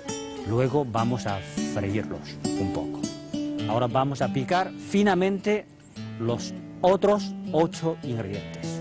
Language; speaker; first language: Spanish; non-native, fluent; Chinese